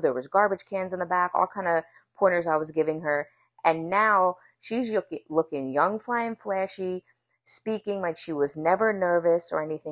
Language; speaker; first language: English; native; English